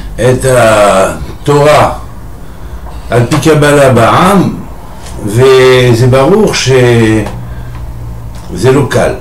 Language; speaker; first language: Hebrew; non-native, fluent; French